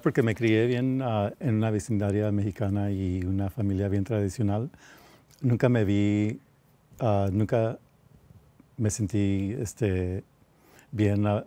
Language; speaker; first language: Spanish; early bilingual, heritage; Spanish